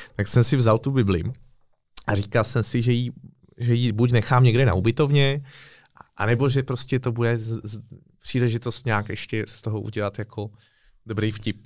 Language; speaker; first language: Czech; native; Czech